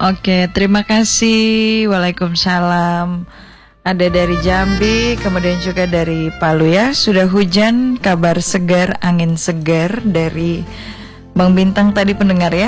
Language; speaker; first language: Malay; non-native, local second language; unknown